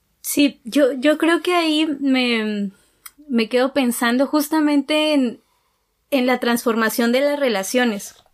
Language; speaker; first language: Spanish; native; Spanish